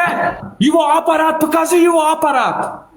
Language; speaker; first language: Russian; non-native, learner; Turkmen